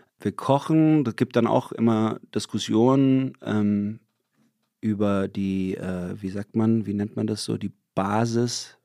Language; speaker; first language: German; native; German